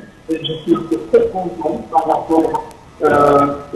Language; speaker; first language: French; non-native, fluent; Arabic